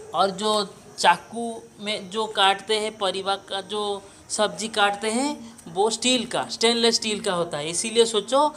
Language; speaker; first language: Hindi; non-native, local second language; Odia